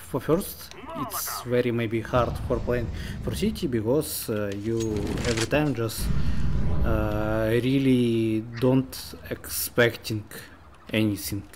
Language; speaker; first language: English; non-native, learner; Russian